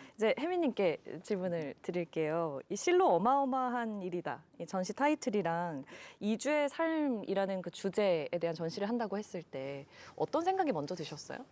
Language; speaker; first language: Korean; native; Korean